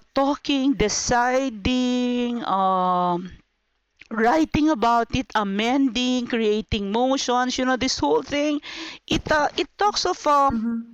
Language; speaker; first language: English; non-native, local second language; Filipino